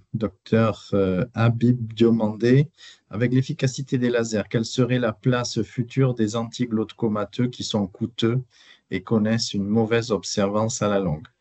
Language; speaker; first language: French; native; French